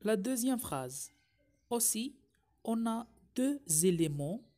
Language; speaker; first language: French; non-native, local second language; Arabic